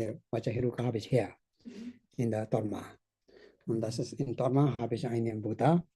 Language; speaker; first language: German; non-native, learner; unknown